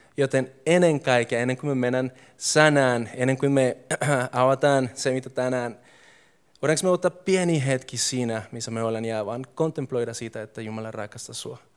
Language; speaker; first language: Finnish; non-native, fluent; Spanish